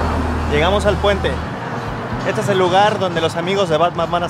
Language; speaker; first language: Spanish; native; Spanish